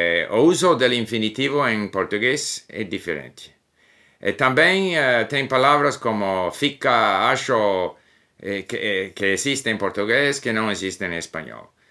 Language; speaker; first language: Portuguese; non-native, learner; English